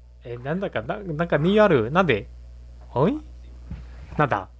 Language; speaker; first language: Japanese; native; Japanese